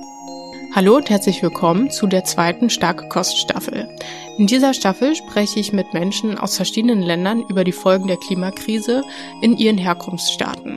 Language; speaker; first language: German; native; German